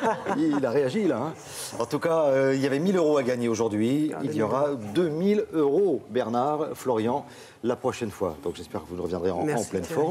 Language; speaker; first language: French; native; French